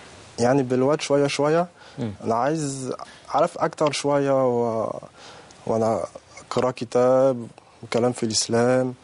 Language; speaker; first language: Arabic; non-native, learner; French